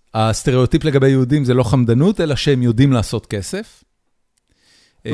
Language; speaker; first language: Hebrew; native; Hebrew